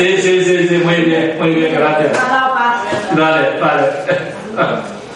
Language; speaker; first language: Spanish; non-native, learner; Tibetan